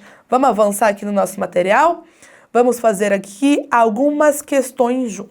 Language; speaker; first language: Portuguese; native; Portuguese